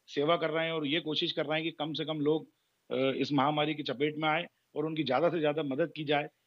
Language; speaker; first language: Hindi; native; Hindi